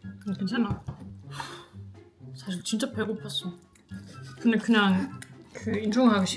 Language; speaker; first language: Korean; non-native, fluent; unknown